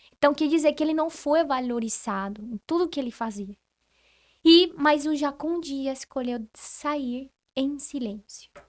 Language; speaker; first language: Portuguese; non-native, fluent; Spanish